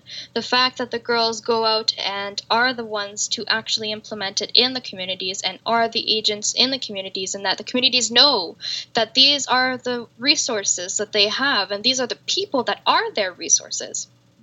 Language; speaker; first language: English; native; English